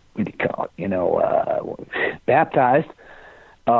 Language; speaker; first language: English; native; English